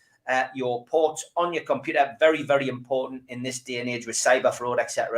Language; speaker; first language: English; native; English